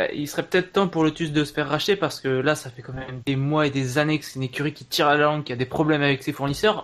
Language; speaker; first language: French; native; French